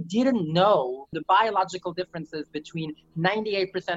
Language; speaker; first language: English; early bilingual, other home language; Yiddish